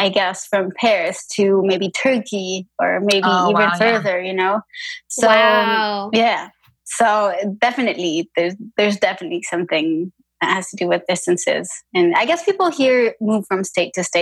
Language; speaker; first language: English; non-native, fluent; French